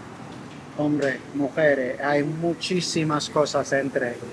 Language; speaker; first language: Spanish; non-native, learner; English